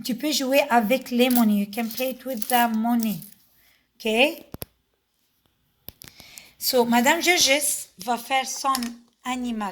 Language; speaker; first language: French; non-native, fluent; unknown